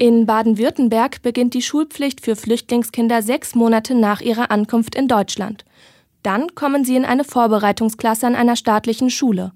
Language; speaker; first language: German; native; German